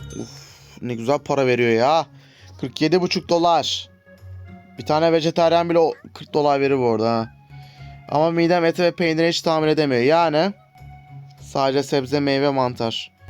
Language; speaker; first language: Turkish; native; Turkish